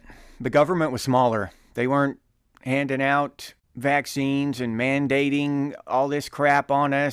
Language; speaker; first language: English; native; English